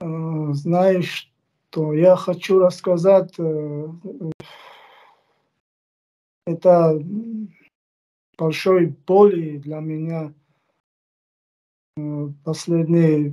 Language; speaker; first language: Russian; non-native, fluent; Georgian